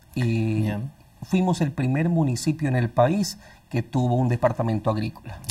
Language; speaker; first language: Spanish; native; Spanish